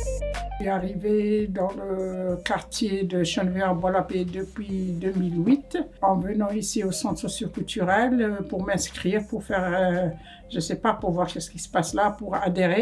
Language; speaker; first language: French; non-native, fluent; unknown